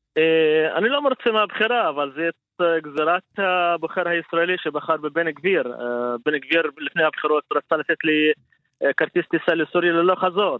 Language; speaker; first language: Hebrew; non-native, local second language; Arabic